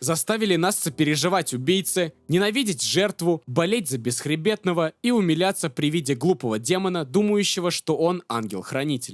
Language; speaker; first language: Russian; native; Russian